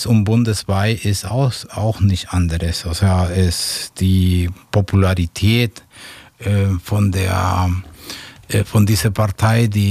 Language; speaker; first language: German; non-native, fluent; Spanish